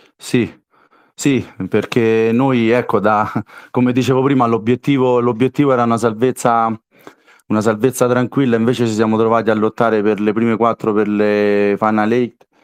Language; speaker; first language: Italian; native; Italian